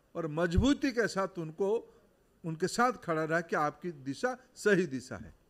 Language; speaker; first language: Hindi; non-native, local second language; Odia